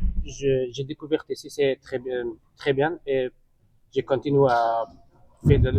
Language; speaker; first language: French; non-native, learner; Persian